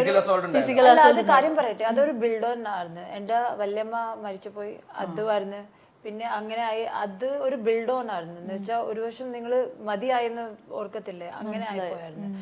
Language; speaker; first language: Malayalam; non-native, learner; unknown